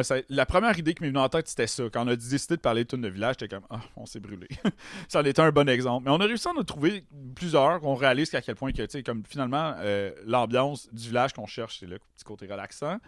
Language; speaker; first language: French; native; French